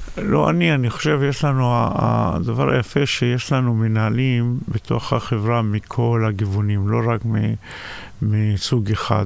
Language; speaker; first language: Hebrew; non-native, local second language; Arabic